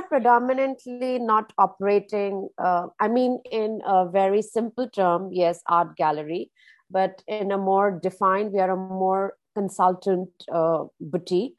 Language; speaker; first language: English; non-native, local second language; Hindi